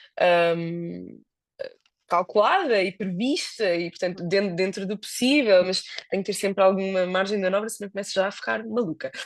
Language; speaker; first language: Portuguese; native; Portuguese